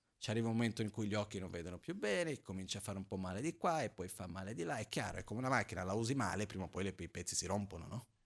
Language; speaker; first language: Italian; non-native, fluent; Portuguese